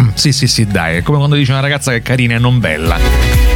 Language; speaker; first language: Italian; native; Italian